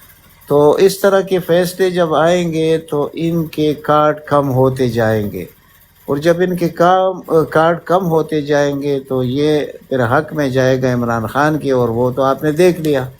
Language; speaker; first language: Urdu; native; Urdu